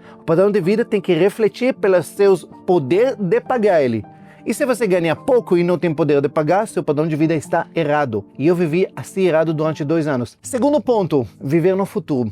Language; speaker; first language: Portuguese; non-native, fluent; Hebrew